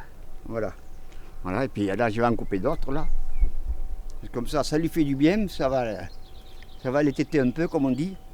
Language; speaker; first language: French; native; French